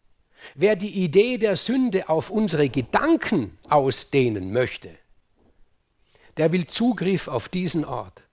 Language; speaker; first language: German; native; German